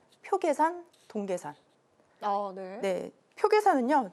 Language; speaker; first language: Korean; native; Korean